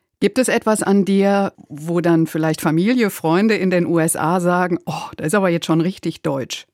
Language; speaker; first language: German; native; German